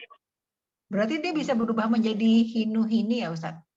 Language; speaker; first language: Indonesian; native; Indonesian